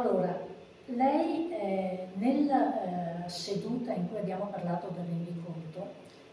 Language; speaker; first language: Italian; native; Italian